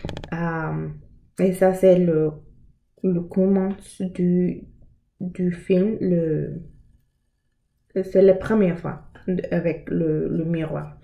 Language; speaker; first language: French; non-native, learner; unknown